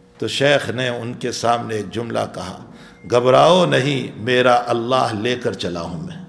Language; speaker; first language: Urdu; non-native, local second language; Gujarati